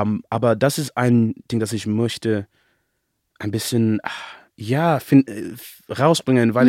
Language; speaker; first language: German; non-native, learner; Shona